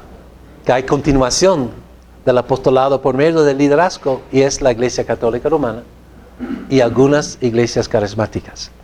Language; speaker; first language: Spanish; non-native, fluent; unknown